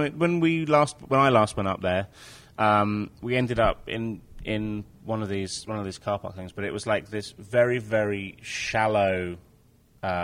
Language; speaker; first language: English; native; English